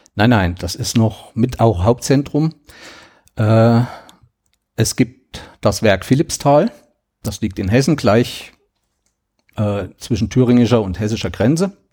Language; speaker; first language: German; native; German